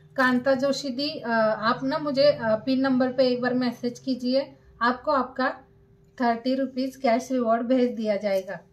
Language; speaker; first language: Hindi; non-native, local second language; Marathi